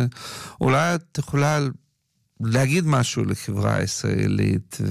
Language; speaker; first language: Hebrew; non-native, fluent; Russian